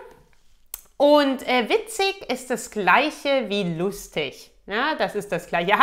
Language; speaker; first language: German; native; German